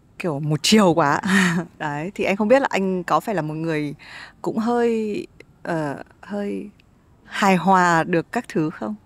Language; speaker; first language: Vietnamese; native; Vietnamese